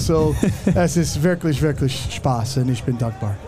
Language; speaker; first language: German; non-native, learner; English